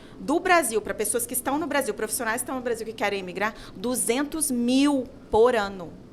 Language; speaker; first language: Portuguese; native; Portuguese